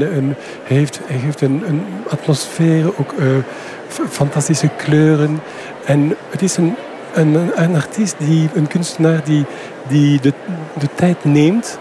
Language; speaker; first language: Dutch; non-native, fluent; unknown